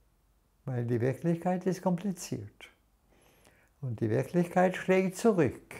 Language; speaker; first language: German; non-native, fluent; Norwegian